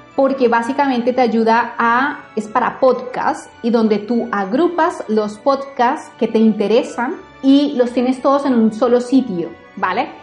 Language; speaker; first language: Spanish; native; Spanish